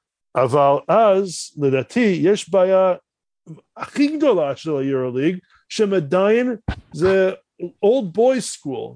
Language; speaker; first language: Hebrew; non-native, fluent; English